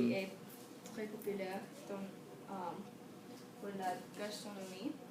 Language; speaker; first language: French; non-native, learner; English